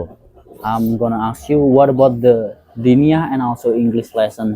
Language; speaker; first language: English; non-native, learner; Indonesian